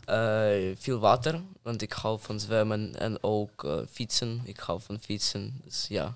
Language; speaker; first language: Dutch; non-native, fluent; Ukrainian